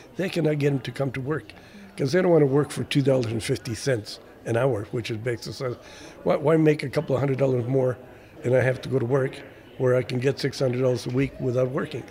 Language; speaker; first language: English; early bilingual, other home language; Spanish